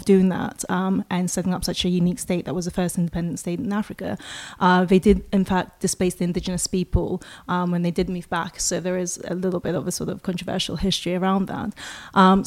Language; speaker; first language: English; non-native, local second language; Russian